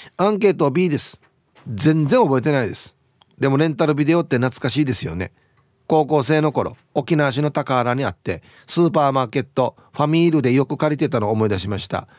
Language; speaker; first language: Japanese; native; Japanese